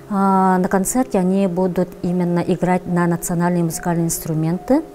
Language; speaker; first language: Russian; non-native, local second language; Yakut